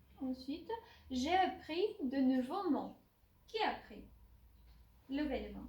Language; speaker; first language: French; non-native, fluent; Ukrainian